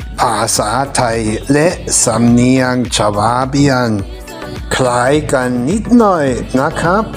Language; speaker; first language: Thai; non-native, fluent; German